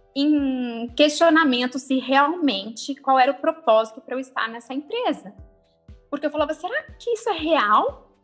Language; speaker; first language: Portuguese; native; Portuguese